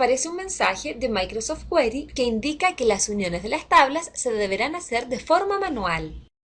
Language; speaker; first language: Spanish; native; Spanish